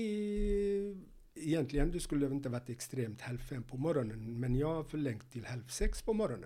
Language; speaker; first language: Swedish; non-native, fluent; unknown